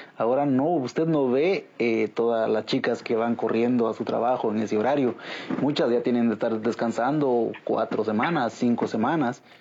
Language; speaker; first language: Spanish; native; Spanish